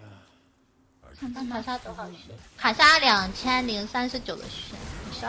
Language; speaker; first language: Chinese; native; Chinese